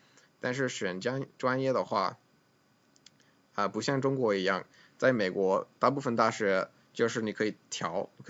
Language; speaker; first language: Chinese; non-native, fluent; English